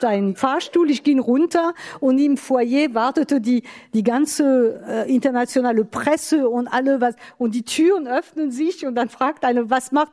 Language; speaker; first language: German; non-native, fluent; French